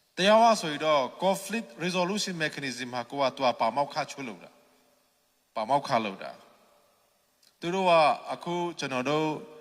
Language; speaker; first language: Burmese; non-native, local second language; Hakha Chin